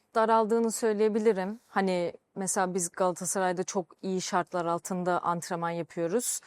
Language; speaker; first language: Turkish; early bilingual, heritage; Turkish